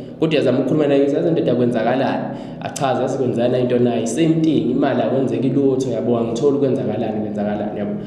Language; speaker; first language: Zulu; non-native, local second language; Swati